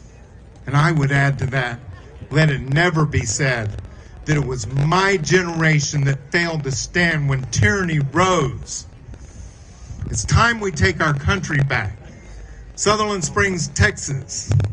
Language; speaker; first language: English; native; English